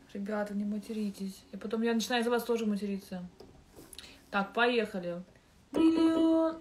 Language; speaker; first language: Russian; native; Russian